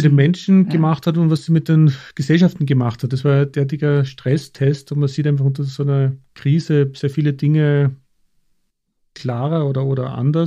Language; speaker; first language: German; native; German